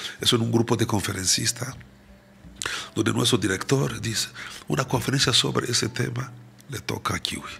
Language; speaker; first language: Spanish; non-native, fluent; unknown